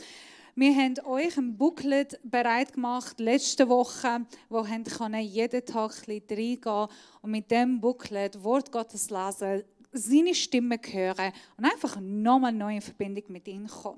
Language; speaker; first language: German; non-native, fluent; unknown